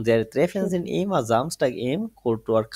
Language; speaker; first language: German; non-native, fluent; Bangla